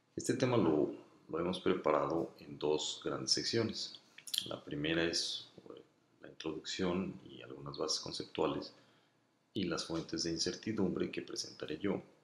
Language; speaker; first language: Spanish; native; Spanish